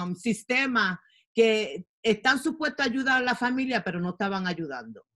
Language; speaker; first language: Spanish; early bilingual, heritage; Spanish